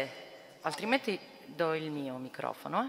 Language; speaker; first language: Italian; native; Italian